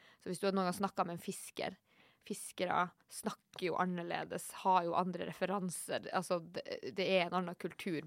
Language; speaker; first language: Norwegian; native; Norwegian